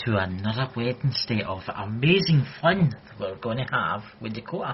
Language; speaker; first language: English; native; English